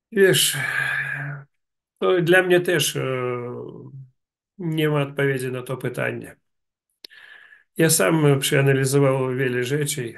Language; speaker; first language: Polish; non-native, learner; Russian